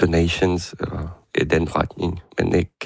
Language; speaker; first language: Danish; non-native, learner; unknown